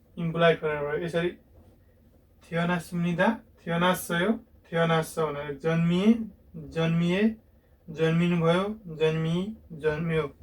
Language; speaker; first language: Nepali; native; Nepali